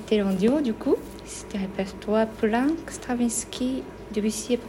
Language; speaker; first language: French; non-native, fluent; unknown